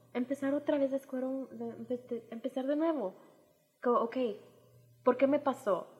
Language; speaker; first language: Spanish; early bilingual, heritage; Spanish